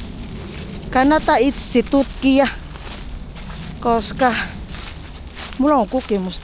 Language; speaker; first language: Finnish; non-native, learner; Filipino